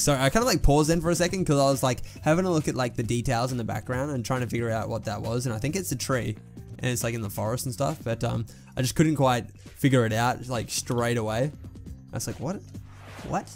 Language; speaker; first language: English; native; English